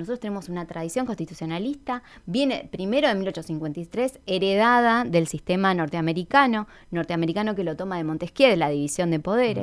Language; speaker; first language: Spanish; native; Spanish